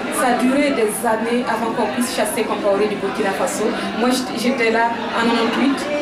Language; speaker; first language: French; non-native, local second language; Mossi